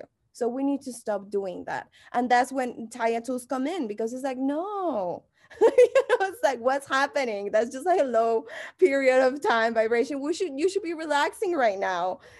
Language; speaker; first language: English; non-native, fluent; Spanish